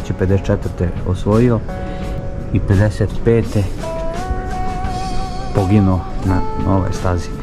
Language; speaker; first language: Serbian; native; Serbian